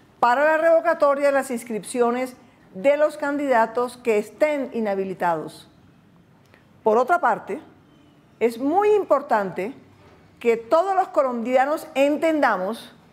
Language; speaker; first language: Spanish; native; Spanish